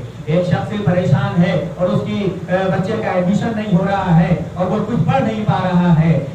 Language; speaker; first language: Urdu; native; Urdu